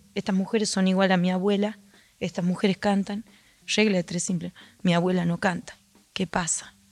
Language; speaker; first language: Spanish; native; Spanish